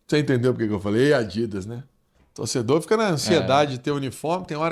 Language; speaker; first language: Portuguese; native; Portuguese